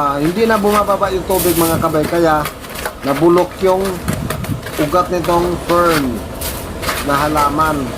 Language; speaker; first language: Filipino; non-native, local second language; Cebuano